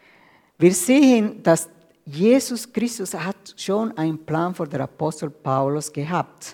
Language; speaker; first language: German; non-native, fluent; Spanish